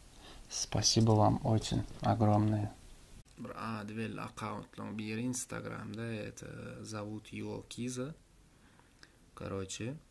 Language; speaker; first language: Russian; non-native, learner; Turkmen